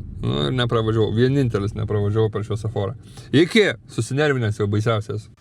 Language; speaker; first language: Lithuanian; native; Lithuanian